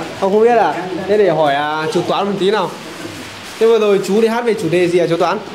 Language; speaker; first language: Vietnamese; native; Vietnamese